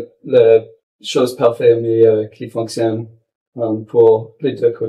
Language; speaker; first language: French; non-native, local second language; English